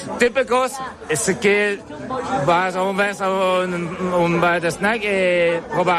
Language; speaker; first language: Spanish; non-native, learner; Dutch